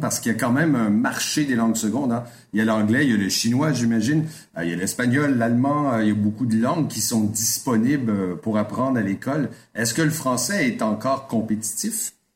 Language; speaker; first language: French; native; French